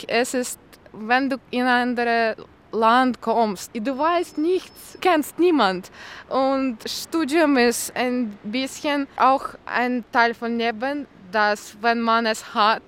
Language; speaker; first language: German; non-native, learner; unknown